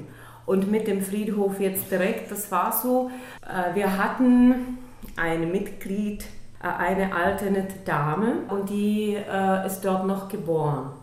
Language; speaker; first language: German; non-native, local second language; Czech